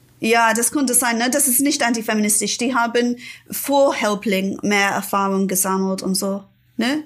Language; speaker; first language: German; non-native, fluent; English